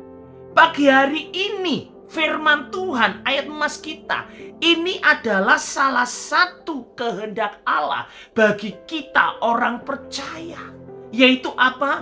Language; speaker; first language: Indonesian; native; Indonesian